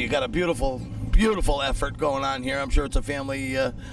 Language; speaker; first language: English; native; English